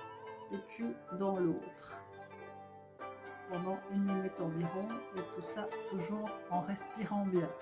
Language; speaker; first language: French; native; French